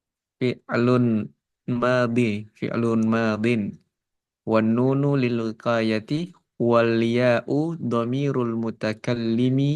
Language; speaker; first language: Arabic; non-native, fluent; Indonesian